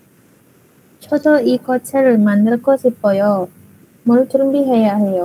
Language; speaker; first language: Korean; non-native, learner; Indonesian